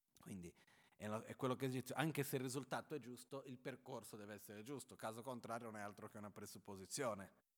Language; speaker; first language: Italian; non-native, fluent; Portuguese